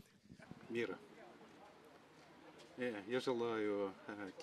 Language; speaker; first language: Russian; non-native, local second language; Estonian